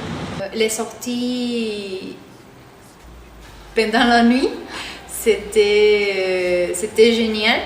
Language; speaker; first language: French; non-native, learner; Spanish